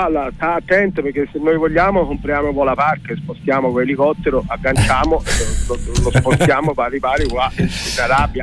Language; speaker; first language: Italian; native; Italian